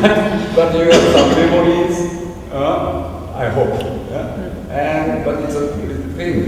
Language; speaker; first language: English; non-native, learner; Japanese